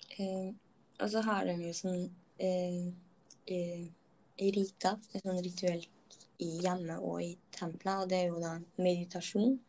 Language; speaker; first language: Norwegian; native; Norwegian